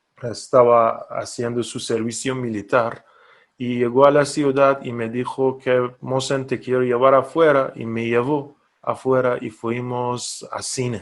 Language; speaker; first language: Spanish; non-native, fluent; Persian